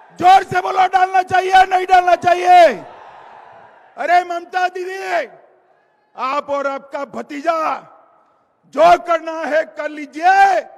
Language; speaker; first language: Hindi; non-native, local second language; Gujarati